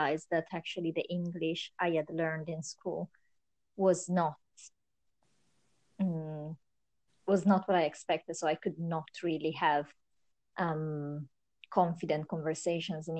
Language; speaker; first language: English; non-native, fluent; Italian